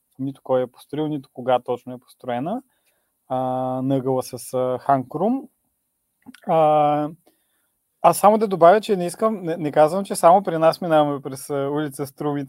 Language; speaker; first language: Bulgarian; native; Bulgarian